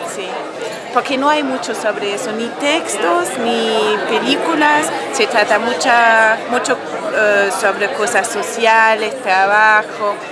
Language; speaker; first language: Spanish; non-native, fluent; German